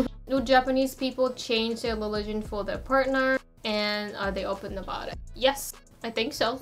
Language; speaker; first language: English; non-native, fluent; Japanese